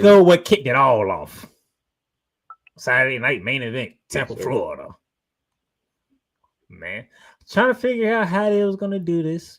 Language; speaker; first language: English; native; English